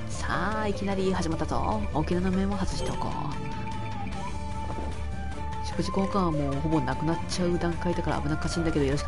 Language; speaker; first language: Japanese; native; Japanese